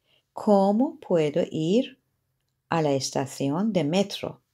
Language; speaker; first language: Spanish; non-native, fluent; Persian